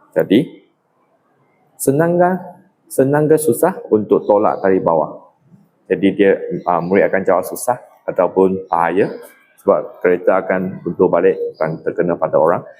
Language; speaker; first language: Malay; non-native, local second language; Chinese